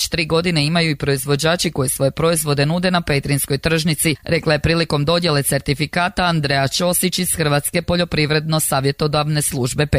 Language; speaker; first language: Serbian; native; Serbian